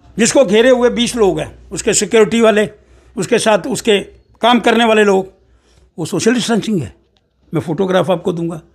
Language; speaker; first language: Hindi; non-native, local second language; Dogri